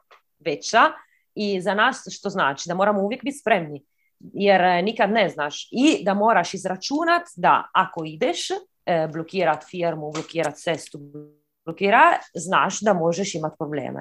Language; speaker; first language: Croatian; early bilingual, heritage; Croatian